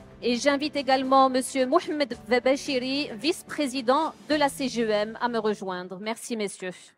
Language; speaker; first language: French; non-native, local second language; Arabic